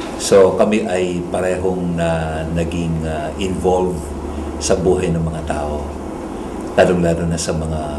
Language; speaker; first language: Filipino; non-native, local second language; Pampanga